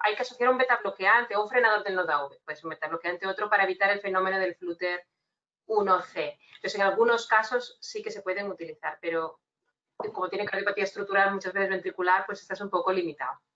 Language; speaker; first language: Spanish; native; Spanish